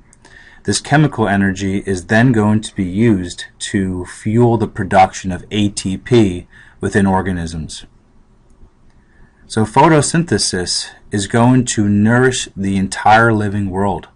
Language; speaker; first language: English; native; English